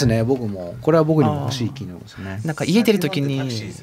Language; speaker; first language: Japanese; native; Japanese